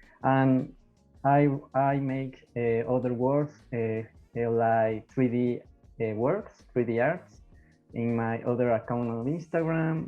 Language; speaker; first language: English; non-native, learner; Spanish